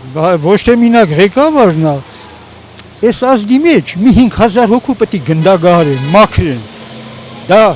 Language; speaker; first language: Armenian; native; Armenian